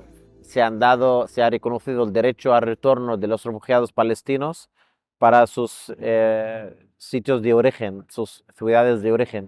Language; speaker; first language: Spanish; non-native, fluent; Arabic